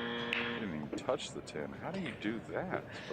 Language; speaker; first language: English; native; English